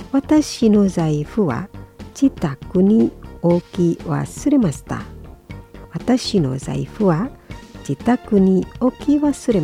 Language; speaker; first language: Japanese; non-native, fluent; Indonesian